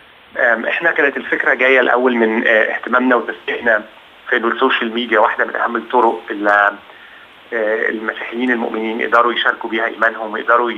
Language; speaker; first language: Arabic; native; Arabic